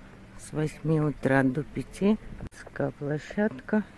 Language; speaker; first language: Russian; native; Russian